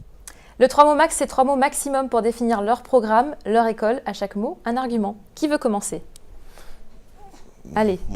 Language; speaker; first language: French; native; French